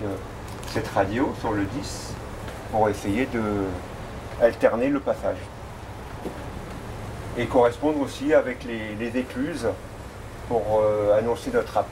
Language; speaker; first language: French; native; French